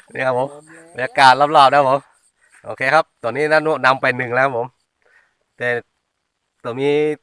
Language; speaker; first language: Thai; native; Thai